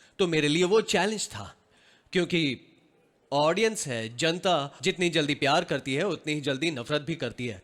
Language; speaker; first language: Hindi; non-native, local second language; Gujarati